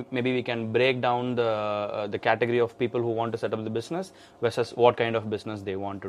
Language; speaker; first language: English; non-native, local second language; Tamil